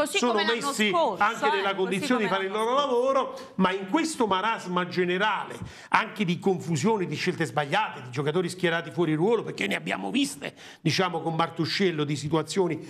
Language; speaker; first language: Italian; native; Italian